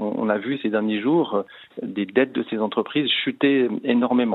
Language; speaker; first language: French; native; French